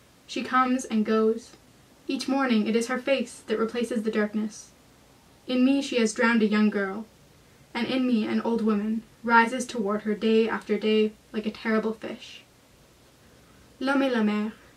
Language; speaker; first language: English; native; English